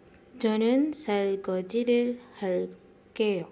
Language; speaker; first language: Korean; non-native, fluent; Indonesian